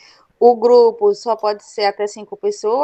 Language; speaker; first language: Portuguese; native; Portuguese